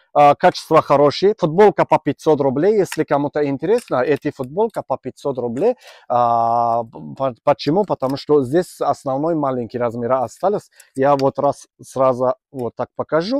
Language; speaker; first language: Russian; non-native, learner; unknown